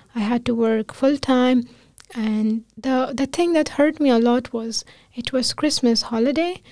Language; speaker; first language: English; non-native, fluent; Pashto